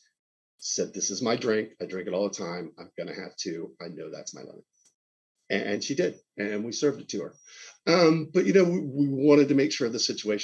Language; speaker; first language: English; native; English